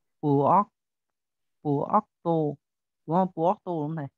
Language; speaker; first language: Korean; non-native, learner; Vietnamese